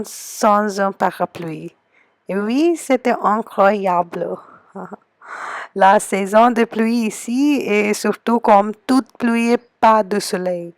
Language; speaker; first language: French; non-native, fluent; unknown